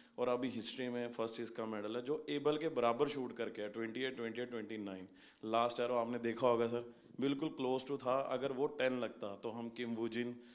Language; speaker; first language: Hindi; native; Hindi